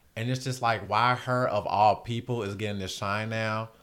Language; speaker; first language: English; native; English